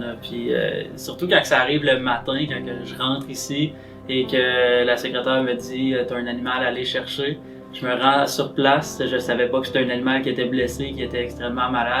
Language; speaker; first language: French; native; French